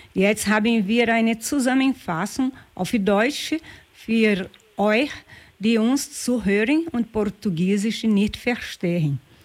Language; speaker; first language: German; non-native, fluent; Portuguese